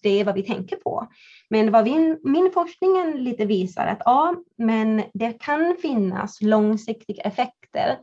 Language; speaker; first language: Swedish; non-native, fluent; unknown